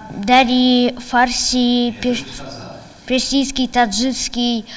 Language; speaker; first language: Russian; non-native, local second language; Tajik